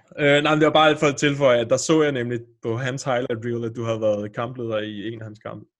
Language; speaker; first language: Danish; native; Danish